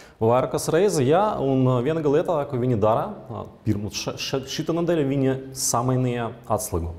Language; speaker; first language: Latvian; non-native, local second language; Russian